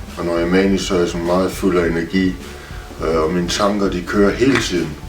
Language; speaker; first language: Danish; native; Danish